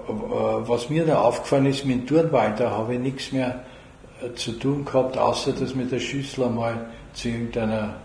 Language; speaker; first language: German; native; German